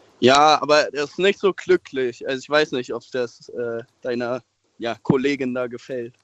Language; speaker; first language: German; native; German